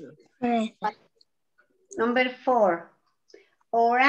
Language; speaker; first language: English; non-native, fluent; Spanish